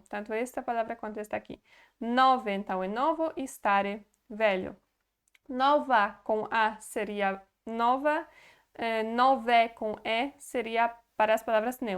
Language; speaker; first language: Portuguese; non-native, fluent; Polish